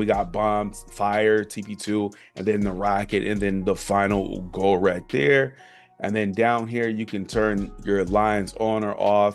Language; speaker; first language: English; native; English